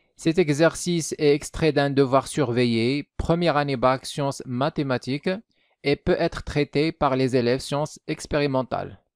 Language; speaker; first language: French; non-native, local second language; Arabic